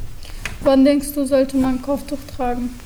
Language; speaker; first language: German; early bilingual, other home language; Turkish